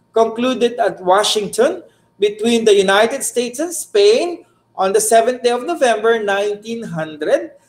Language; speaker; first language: English; non-native, local second language; Filipino